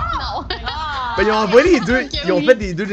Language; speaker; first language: French; native; French